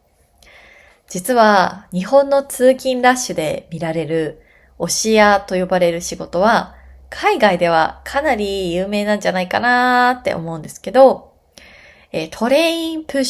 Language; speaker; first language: Japanese; native; Japanese